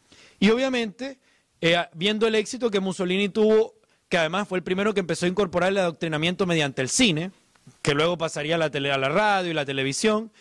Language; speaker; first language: Spanish; native; Spanish